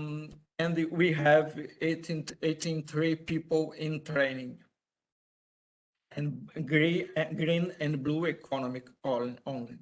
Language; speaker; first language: English; non-native, learner; Portuguese